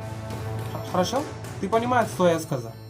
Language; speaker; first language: Russian; non-native, learner; Malayalam